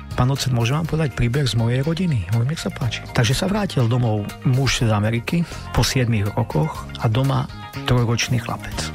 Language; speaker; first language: Slovak; native; Slovak